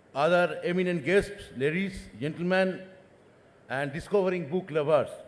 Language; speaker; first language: English; non-native, local second language; Bangla